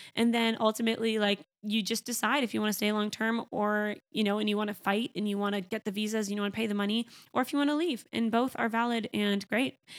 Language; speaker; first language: English; native; English